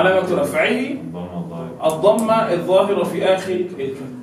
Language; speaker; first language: Arabic; non-native, local second language; Comorian